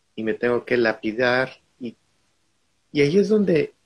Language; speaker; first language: Spanish; native; Spanish